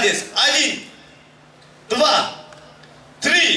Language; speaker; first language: Russian; non-native, learner; Turkish